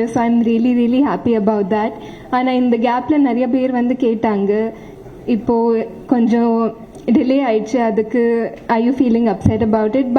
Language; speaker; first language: Tamil; non-native, fluent; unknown